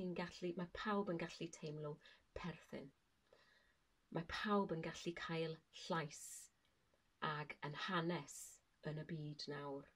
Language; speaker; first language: Welsh; non-native, learner; English